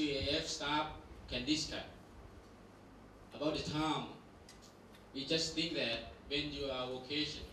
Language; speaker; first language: English; non-native, learner; Thai